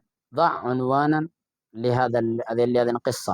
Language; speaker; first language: Arabic; non-native, fluent; Urdu